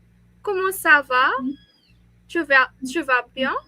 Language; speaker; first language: French; non-native, learner; English